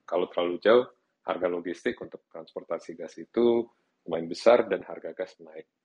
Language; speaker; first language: Indonesian; early bilingual, other home language; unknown